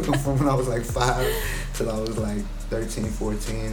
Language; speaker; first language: English; native; English